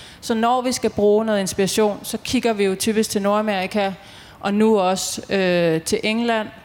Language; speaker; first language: Danish; native; Danish